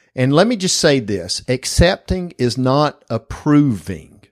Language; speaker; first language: English; native; English